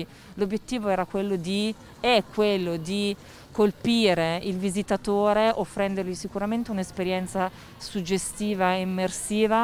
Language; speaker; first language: Italian; native; Italian